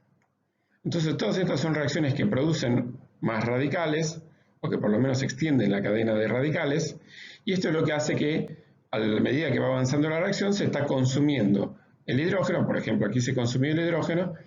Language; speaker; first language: Spanish; native; Spanish